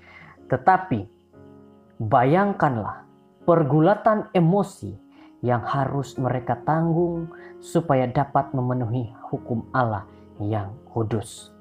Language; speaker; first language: Indonesian; native; Indonesian